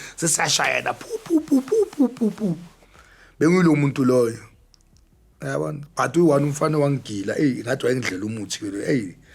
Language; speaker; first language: Zulu; native; Zulu